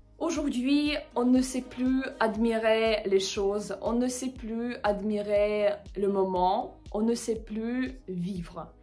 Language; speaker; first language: French; non-native, fluent; Russian